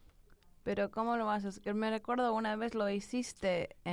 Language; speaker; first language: Spanish; early bilingual, heritage; English